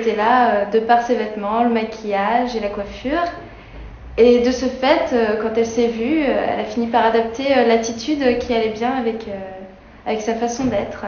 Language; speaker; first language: French; native; French